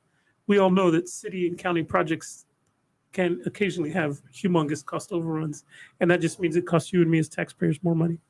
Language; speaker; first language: English; native; English